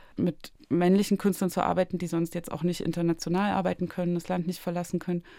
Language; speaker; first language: German; native; German